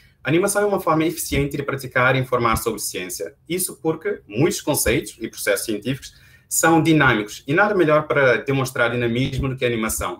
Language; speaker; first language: Portuguese; non-native, local second language; Kabuverdianu